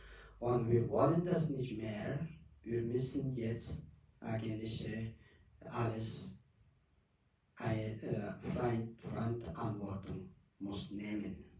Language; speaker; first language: German; non-native, learner; Tibetan